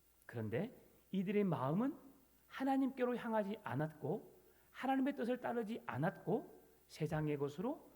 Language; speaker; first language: Korean; native; Korean